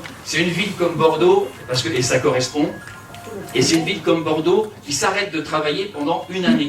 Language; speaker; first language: French; native; French